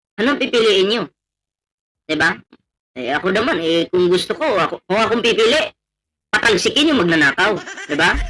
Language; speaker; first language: Filipino; non-native, local second language; Cebuano